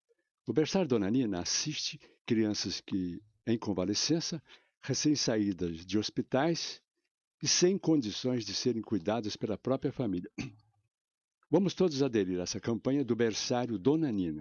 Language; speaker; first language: Portuguese; native; Portuguese